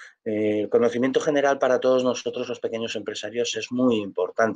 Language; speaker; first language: Spanish; native; Spanish